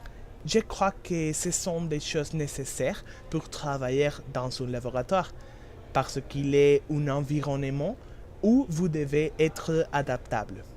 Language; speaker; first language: French; non-native, learner; Spanish